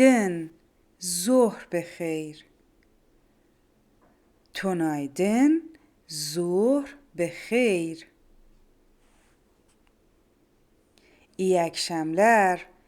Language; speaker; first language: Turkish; non-native, fluent; Persian